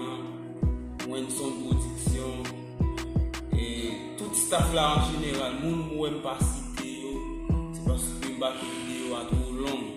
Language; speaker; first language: French; non-native, learner; Haitian Creole